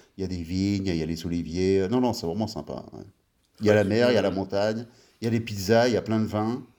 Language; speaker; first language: French; early bilingual, other home language; Italian